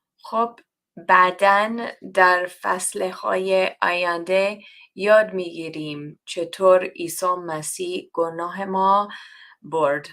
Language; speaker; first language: Persian; non-native, learner; English